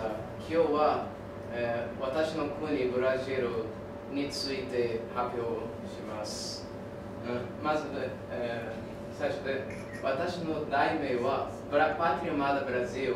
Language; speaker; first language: Japanese; non-native, learner; Portuguese